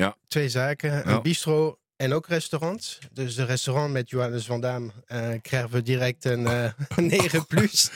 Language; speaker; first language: Dutch; non-native, learner; French